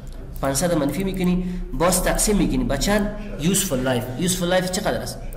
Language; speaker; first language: Persian; non-native, local second language; Pashto